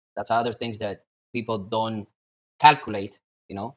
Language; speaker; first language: English; non-native, fluent; Latvian